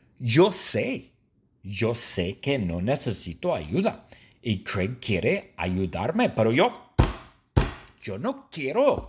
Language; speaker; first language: Spanish; non-native, fluent; English